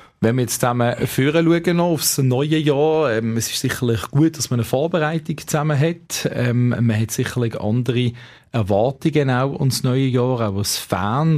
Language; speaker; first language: German; native; German